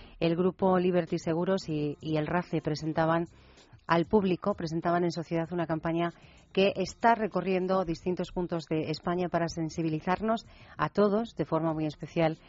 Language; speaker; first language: Spanish; native; Spanish